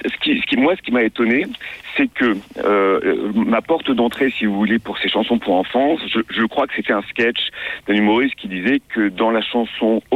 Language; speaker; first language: French; native; French